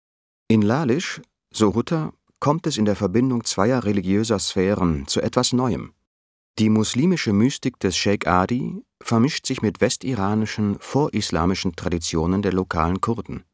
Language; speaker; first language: German; native; German